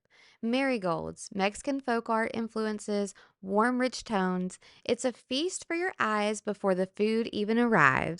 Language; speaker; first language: English; native; English